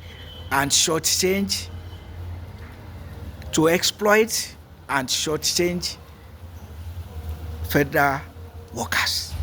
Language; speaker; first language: English; non-native, local second language; Yoruba